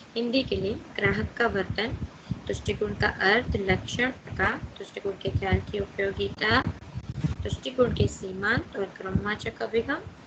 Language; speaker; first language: Hindi; non-native, local second language; Gujarati